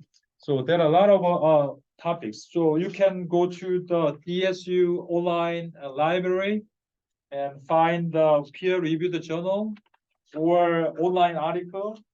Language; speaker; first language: English; non-native, fluent; Korean